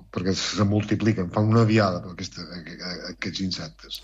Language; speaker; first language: Catalan; native; Catalan